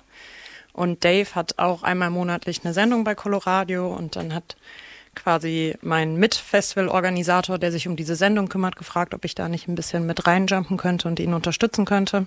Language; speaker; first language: German; native; German